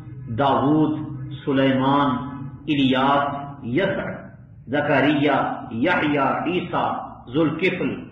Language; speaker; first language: Urdu; native; Urdu